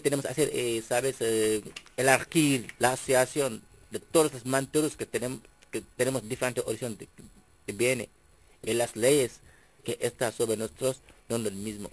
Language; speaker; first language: Spanish; non-native, fluent; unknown